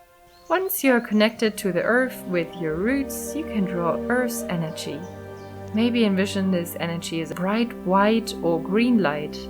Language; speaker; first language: English; non-native, fluent; German